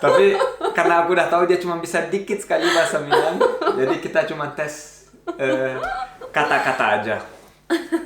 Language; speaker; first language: Indonesian; early bilingual, heritage; Indonesian